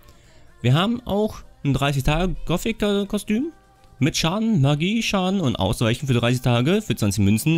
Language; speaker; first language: German; native; German